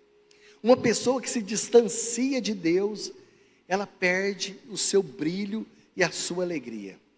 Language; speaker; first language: Portuguese; native; Portuguese